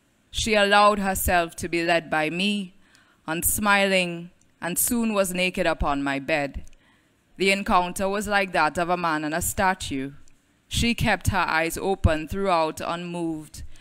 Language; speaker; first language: English; native; English